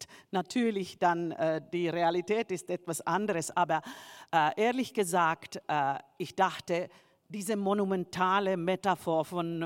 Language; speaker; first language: German; non-native, fluent; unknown